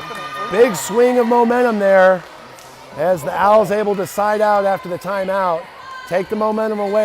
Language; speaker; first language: English; native; English